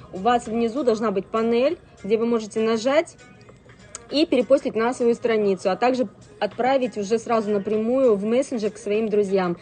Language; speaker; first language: Russian; native; Russian